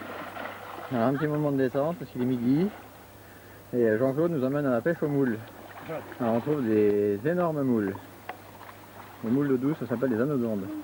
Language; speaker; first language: French; native; French